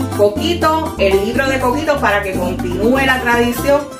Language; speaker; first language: Spanish; native; Spanish